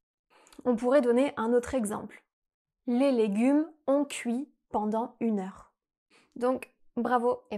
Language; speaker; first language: French; native; French